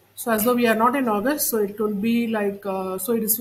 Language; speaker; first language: English; non-native, local second language; Tamil